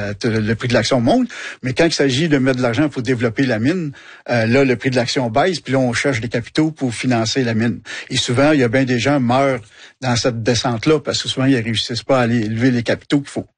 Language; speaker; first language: French; native; French